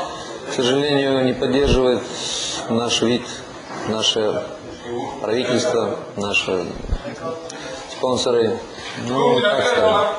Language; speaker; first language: Russian; native; Russian